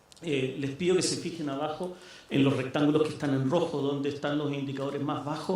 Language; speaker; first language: Spanish; native; Spanish